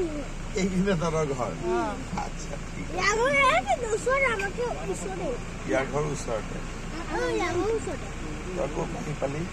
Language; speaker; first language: Assamese; native; Assamese